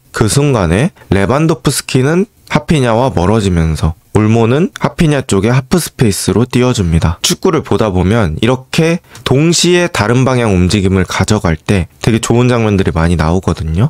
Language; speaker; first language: Korean; native; Korean